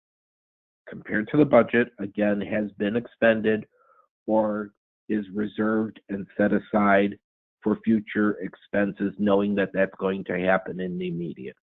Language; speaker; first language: English; native; English